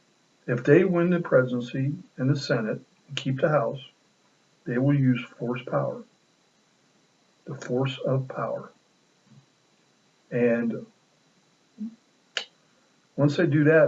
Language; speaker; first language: English; native; English